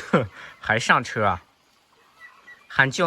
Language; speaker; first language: Chinese; native; Chinese